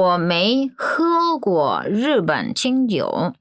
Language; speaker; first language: Chinese; non-native, fluent; Korean